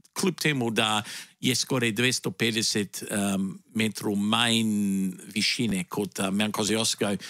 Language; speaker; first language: Slovenian; early bilingual, heritage; Slovenian